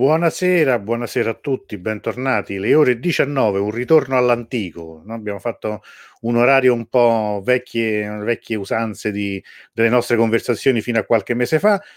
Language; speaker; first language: Italian; native; Italian